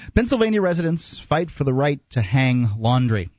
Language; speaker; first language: English; native; English